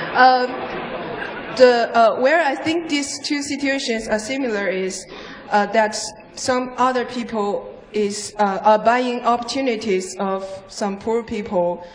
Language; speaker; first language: English; non-native, fluent; Chinese